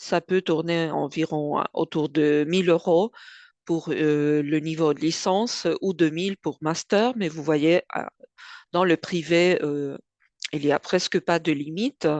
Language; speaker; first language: French; non-native, fluent; Spanish